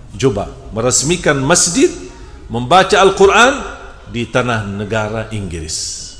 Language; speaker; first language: Indonesian; non-native, fluent; Arabic